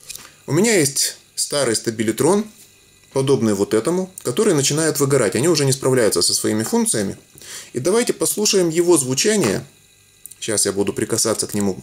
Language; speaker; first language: Russian; native; Russian